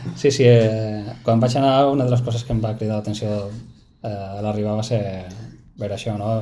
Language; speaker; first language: Catalan; non-native, local second language; Spanish